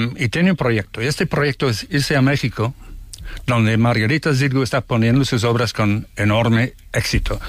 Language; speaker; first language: Spanish; non-native, fluent; English